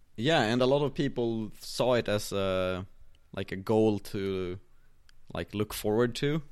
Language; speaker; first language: English; non-native, fluent; Swedish